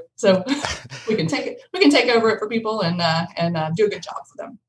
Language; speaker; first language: English; native; English